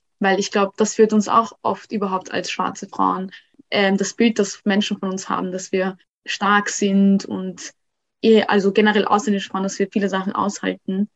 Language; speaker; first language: German; early bilingual, other home language; Somali